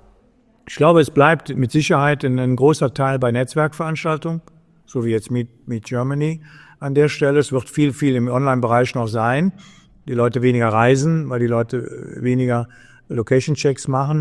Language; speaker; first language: German; native; German